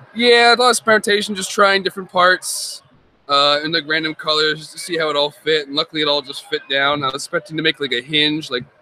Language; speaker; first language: English; native; English